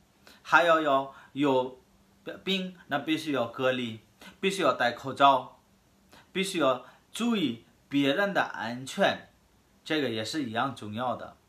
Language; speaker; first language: Chinese; non-native, fluent; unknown